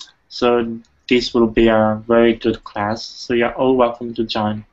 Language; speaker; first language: English; non-native, fluent; Italian